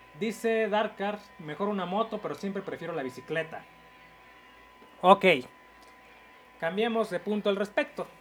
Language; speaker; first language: Spanish; native; Spanish